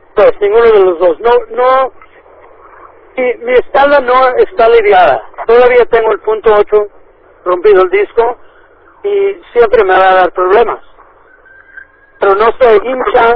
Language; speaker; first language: Spanish; early bilingual, heritage; Spanish